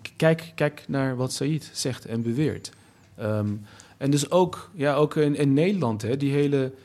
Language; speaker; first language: Dutch; native; Dutch